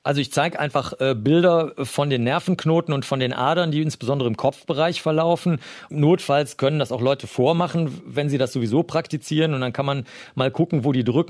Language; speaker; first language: German; native; German